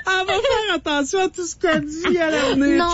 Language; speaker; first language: French; native; French